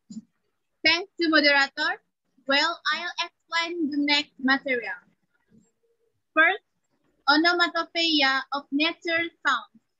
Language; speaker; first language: English; non-native, learner; Indonesian